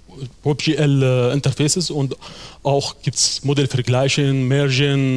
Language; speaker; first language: German; non-native, fluent; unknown